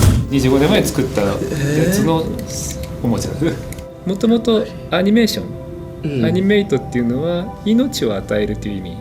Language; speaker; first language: Japanese; native; Japanese